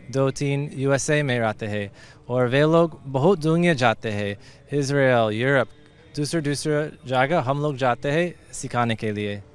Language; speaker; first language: Hindi; non-native, learner; English